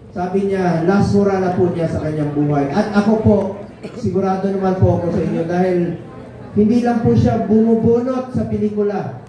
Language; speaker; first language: Filipino; non-native, local second language; Cebuano